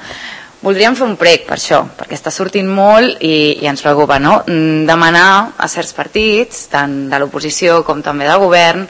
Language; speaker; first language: Catalan; native; Catalan